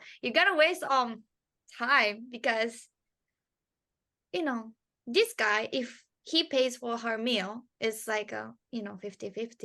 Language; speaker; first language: English; non-native, learner; Japanese